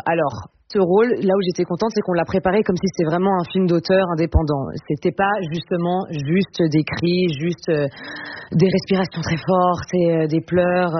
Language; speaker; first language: French; native; French